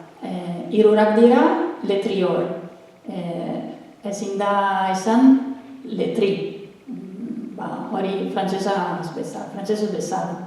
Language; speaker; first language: Basque; non-native, fluent; Italian